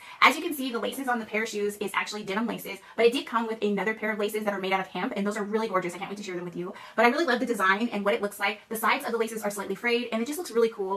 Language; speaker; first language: English; native; English